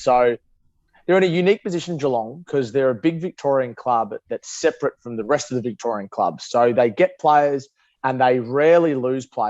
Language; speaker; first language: English; native; English